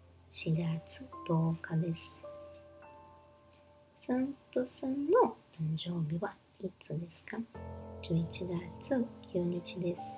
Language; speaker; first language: Japanese; non-native, learner; Portuguese